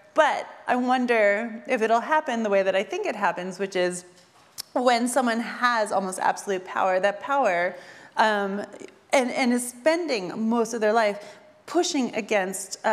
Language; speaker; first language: English; native; English